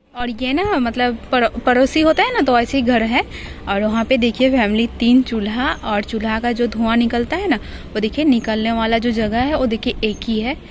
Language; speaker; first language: Hindi; non-native, local second language; Bangla